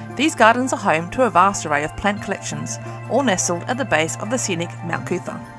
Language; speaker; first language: English; native; English